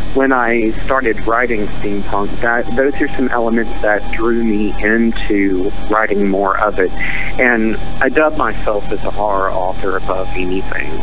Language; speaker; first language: English; native; English